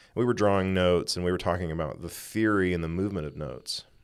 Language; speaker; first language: English; native; English